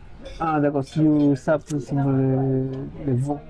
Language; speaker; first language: French; non-native, learner; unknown